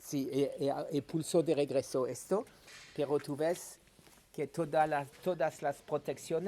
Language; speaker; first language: Spanish; non-native, learner; French